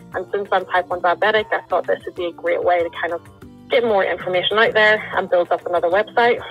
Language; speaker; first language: English; native; English